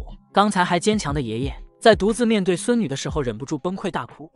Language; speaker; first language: Chinese; native; Chinese